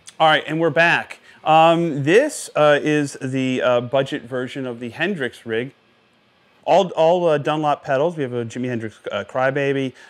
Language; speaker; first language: English; native; English